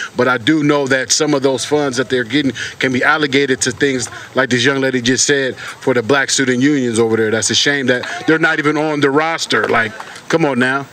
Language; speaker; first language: English; native; English